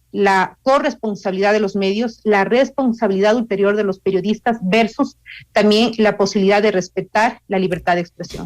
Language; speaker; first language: Spanish; native; Spanish